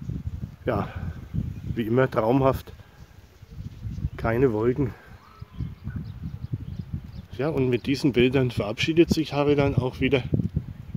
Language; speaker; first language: German; native; German